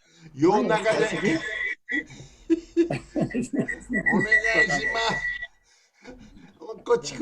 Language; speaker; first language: Japanese; non-native, fluent; English